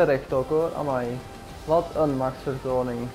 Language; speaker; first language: Dutch; native; Dutch